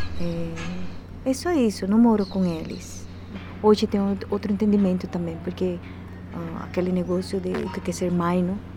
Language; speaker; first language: Portuguese; non-native, fluent; Spanish